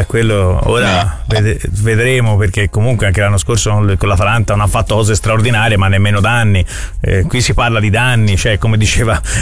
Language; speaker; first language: Italian; native; Italian